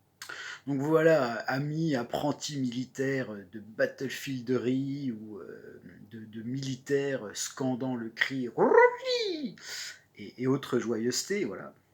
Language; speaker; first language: French; native; French